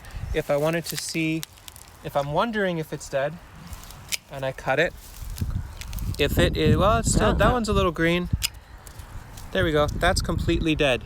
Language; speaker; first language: English; native; English